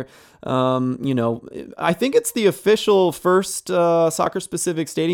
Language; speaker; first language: English; native; English